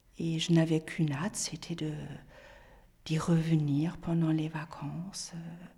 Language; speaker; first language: French; non-native, fluent; German